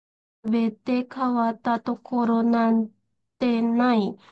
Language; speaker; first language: Japanese; non-native, learner; Indonesian